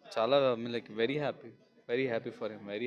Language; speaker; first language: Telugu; non-native, local second language; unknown